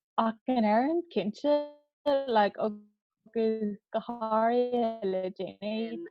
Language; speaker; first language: Irish; non-native, local second language; English